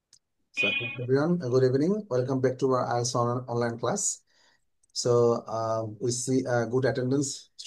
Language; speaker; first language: English; non-native, local second language; Bangla